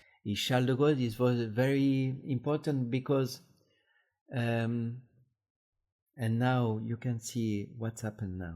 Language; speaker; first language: English; non-native, learner; French